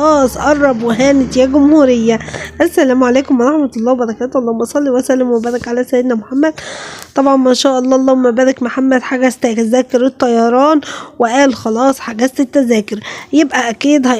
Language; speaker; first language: Arabic; native; Arabic